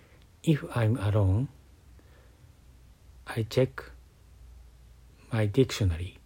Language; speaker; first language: English; non-native, learner; Japanese